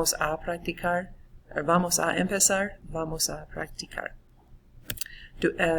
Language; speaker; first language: Spanish; non-native, fluent; English